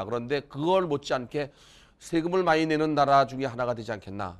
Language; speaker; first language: Korean; native; Korean